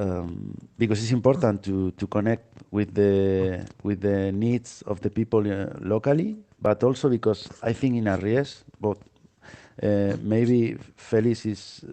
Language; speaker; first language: English; non-native, fluent; Spanish